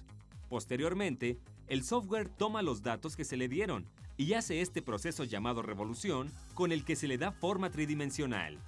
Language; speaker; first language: Spanish; native; Spanish